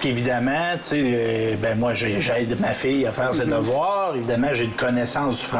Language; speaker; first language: French; native; French